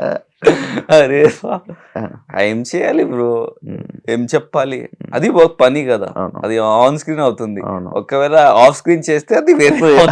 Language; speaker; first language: Telugu; non-native, learner; Hindi